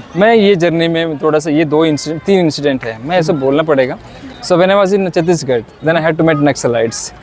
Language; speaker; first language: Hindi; non-native, local second language; Kannada